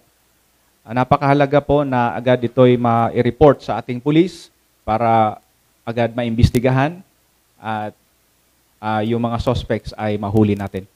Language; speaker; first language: Filipino; native; Filipino